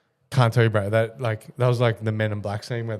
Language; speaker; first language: English; native; English